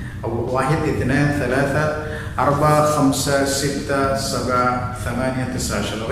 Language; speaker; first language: Arabic; non-native, fluent; Malayalam